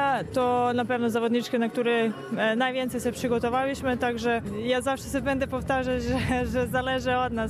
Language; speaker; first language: Polish; non-native, fluent; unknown